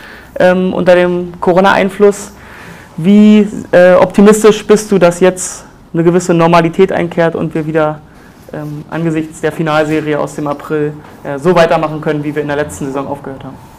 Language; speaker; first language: German; native; German